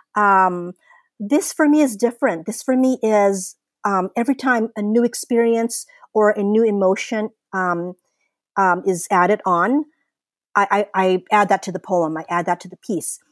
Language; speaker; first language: English; early bilingual, other home language; Filipino